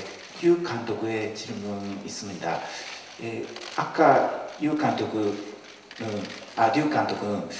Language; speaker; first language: Korean; non-native, fluent; Japanese